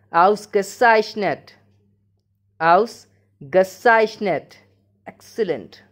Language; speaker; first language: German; non-native, learner; Hindi